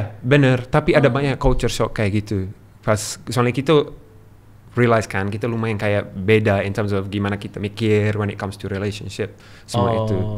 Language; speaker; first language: Indonesian; non-native, learner; English